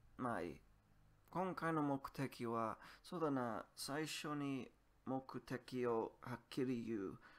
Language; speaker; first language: Japanese; non-native, learner; English